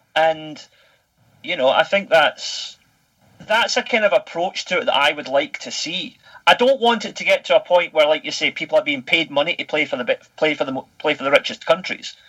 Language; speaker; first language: English; native; English